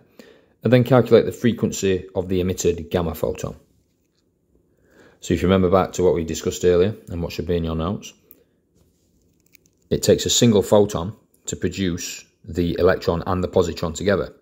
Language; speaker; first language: English; native; English